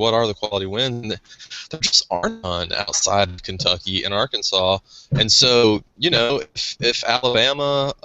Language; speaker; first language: English; native; English